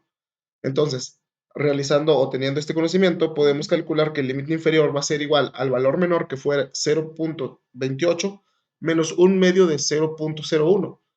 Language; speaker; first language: Spanish; native; Spanish